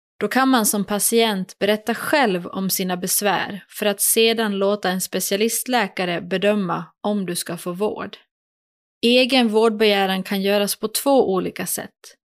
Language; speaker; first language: Swedish; native; Swedish